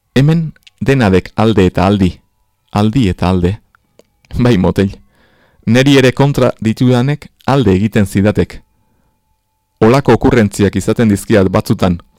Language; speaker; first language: Basque; native; Basque